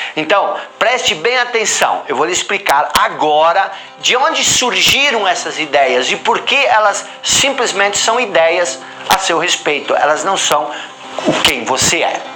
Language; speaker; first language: Portuguese; non-native, local second language; German